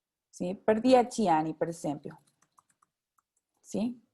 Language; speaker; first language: Italian; non-native, fluent; Spanish